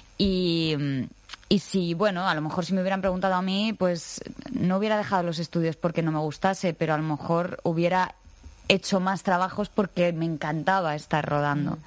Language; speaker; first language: Spanish; native; Spanish